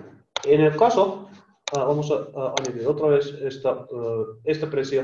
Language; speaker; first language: Spanish; non-native, learner; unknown